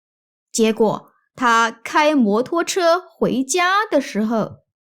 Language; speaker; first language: Chinese; native; Chinese